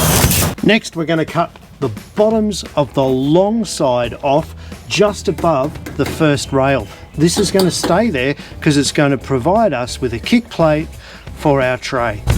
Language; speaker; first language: English; native; English